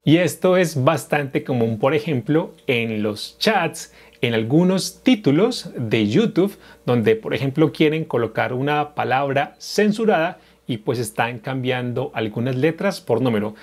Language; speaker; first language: Spanish; native; Spanish